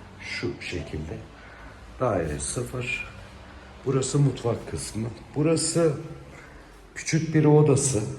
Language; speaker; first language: Turkish; native; Turkish